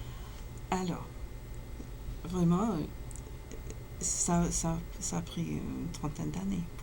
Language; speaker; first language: French; non-native, fluent; English